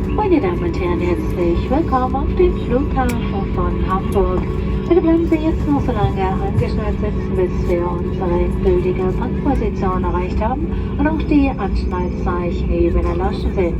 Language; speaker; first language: German; native; German